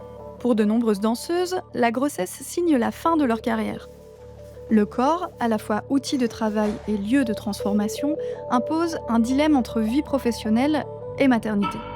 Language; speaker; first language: French; native; French